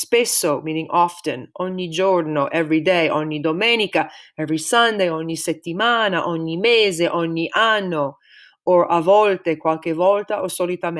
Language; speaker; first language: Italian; non-native, fluent; English